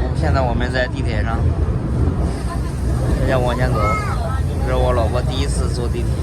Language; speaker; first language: Chinese; native; Chinese